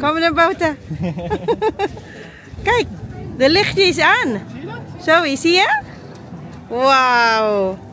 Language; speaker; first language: Dutch; non-native, learner; Filipino